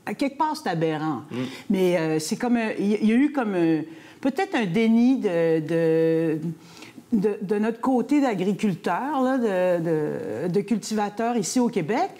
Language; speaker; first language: French; native; French